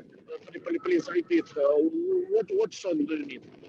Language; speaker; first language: English; non-native, learner; Russian